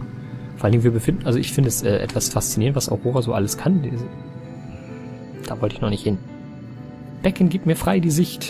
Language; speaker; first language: German; native; German